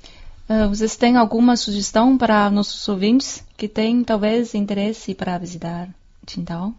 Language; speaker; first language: Portuguese; non-native, fluent; Chinese